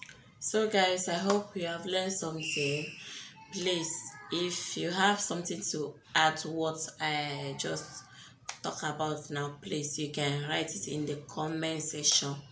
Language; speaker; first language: English; non-native, local second language; French